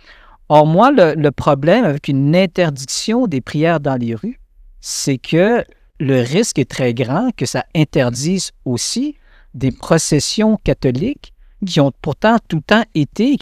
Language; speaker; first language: French; native; French